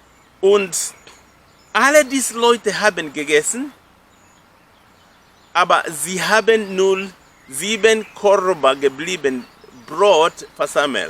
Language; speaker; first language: German; non-native, fluent; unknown